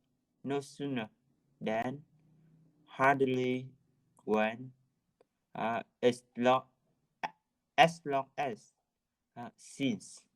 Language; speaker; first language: English; non-native, learner; Vietnamese